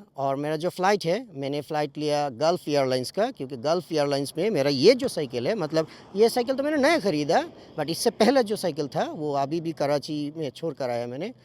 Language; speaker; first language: Urdu; non-native, fluent; Bangla